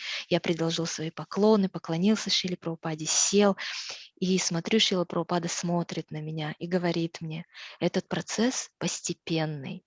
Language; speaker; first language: Russian; native; Russian